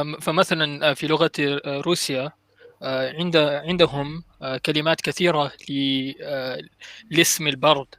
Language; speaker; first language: Arabic; non-native, learner; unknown